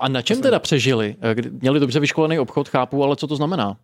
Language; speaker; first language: Czech; native; Czech